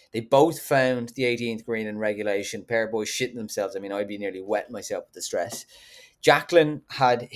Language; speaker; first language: English; native; English